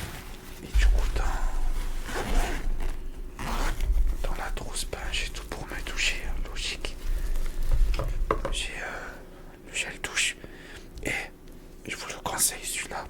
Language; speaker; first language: French; native; French